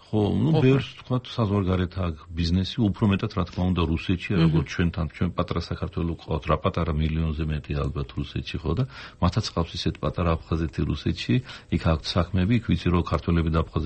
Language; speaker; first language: Georgian; native; Georgian